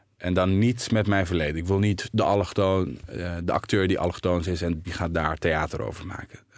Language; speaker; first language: Dutch; early bilingual, other home language; Arabic